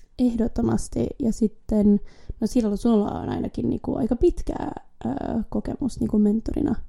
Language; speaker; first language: Finnish; early bilingual, heritage; Finnish